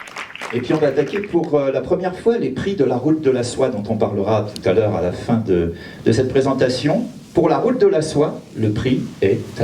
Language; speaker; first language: French; native; French